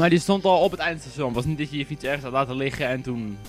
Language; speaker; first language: Dutch; native; Dutch